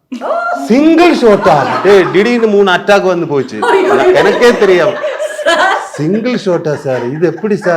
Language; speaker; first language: Tamil; non-native, learner; Malayalam